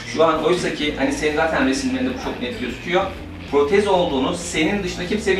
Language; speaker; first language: Turkish; native; Turkish